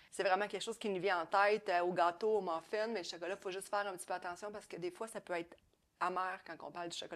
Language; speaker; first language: French; native; French